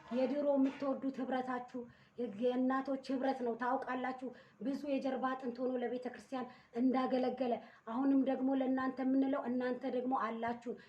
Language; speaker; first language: Amharic; native; Amharic